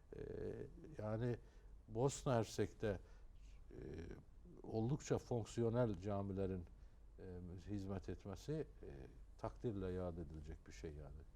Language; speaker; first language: Turkish; native; Turkish